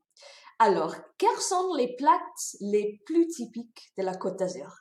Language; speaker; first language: French; non-native, fluent; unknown